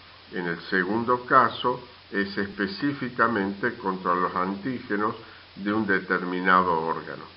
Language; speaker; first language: Spanish; native; Spanish